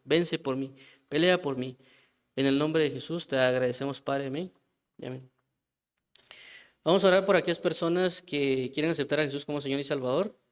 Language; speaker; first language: Spanish; native; Spanish